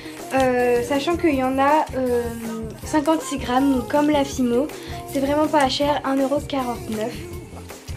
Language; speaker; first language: French; native; French